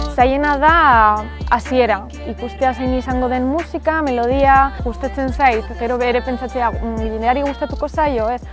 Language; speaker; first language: Basque; non-native, local second language; Spanish